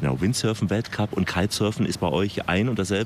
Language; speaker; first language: German; native; German